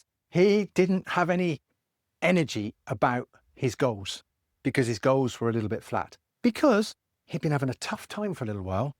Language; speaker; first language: English; native; English